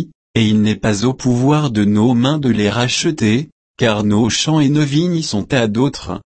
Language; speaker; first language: French; native; French